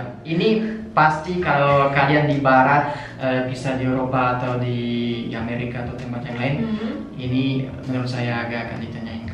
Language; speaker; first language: Indonesian; non-native, fluent; French